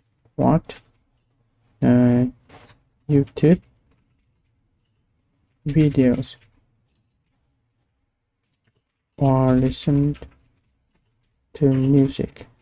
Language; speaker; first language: English; non-native, learner; Vietnamese